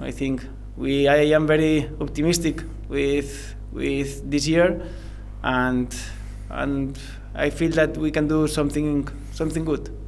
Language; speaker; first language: English; non-native, learner; Spanish